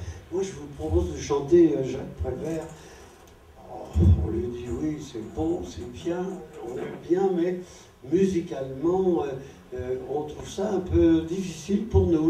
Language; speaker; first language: French; native; French